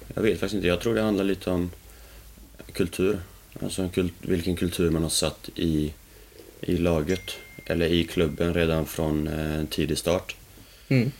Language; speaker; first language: Swedish; early bilingual, other home language; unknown